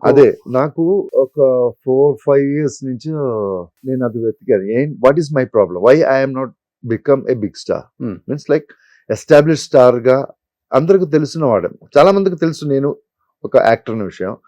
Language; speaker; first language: Telugu; non-native, learner; Malayalam